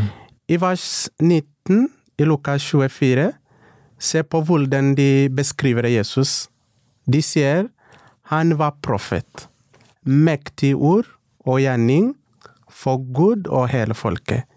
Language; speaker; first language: Norwegian; non-native, local second language; Swahili